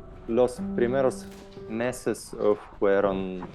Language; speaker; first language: Spanish; non-native, fluent; Ukrainian